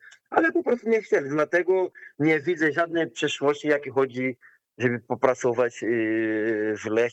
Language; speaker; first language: Polish; non-native, learner; Portuguese